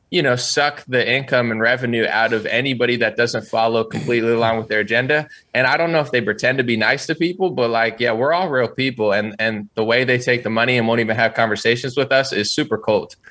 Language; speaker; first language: English; native; English